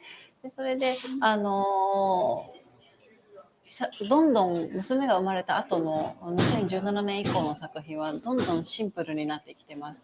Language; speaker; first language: Japanese; native; Japanese